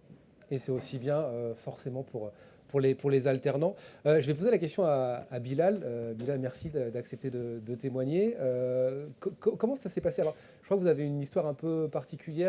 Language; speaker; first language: French; native; French